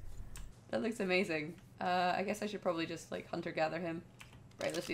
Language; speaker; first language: English; native; English